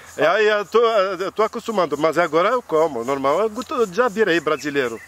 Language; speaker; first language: Portuguese; non-native, fluent; Arabic